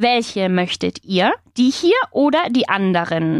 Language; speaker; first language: German; non-native, fluent; Spanish